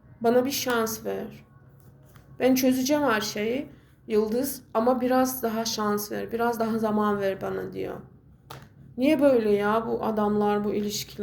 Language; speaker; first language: Turkish; non-native, fluent; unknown